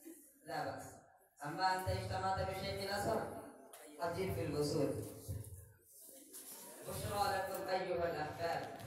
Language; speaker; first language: Arabic; non-native, learner; Urdu